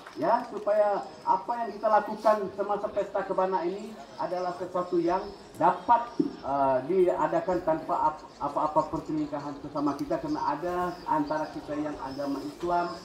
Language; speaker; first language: Malay; non-native, local second language; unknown